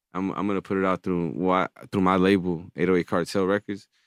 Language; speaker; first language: English; native; English